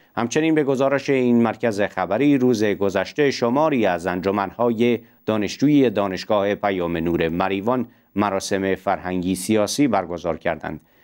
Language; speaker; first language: Persian; non-native, local second language; Central Kurdish